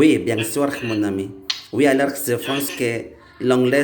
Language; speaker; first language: French; non-native, learner; Indonesian